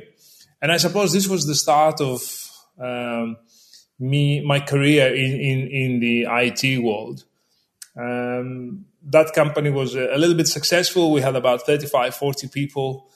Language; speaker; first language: English; non-native, fluent; Greek